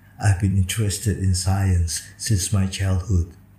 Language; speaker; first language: English; non-native, fluent; Indonesian